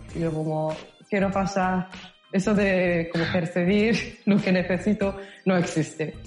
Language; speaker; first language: Spanish; non-native, fluent; Japanese